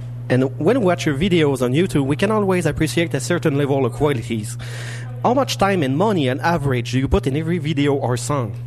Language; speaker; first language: English; non-native, fluent; French